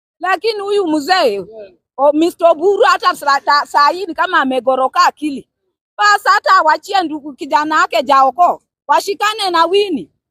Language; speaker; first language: Swahili; non-native, local second language; Luo (Kenya and Tanzania)